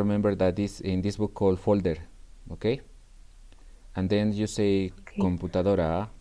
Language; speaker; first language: English; non-native, fluent; Spanish